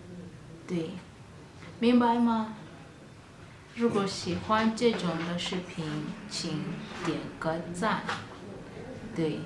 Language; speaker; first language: Chinese; non-native, fluent; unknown